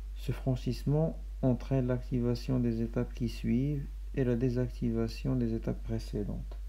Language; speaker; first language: French; non-native, local second language; Arabic